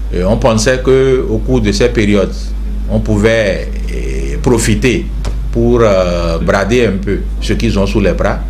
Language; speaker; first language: French; native; French